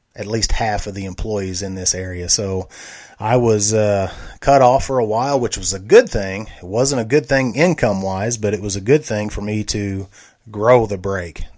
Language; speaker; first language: English; native; English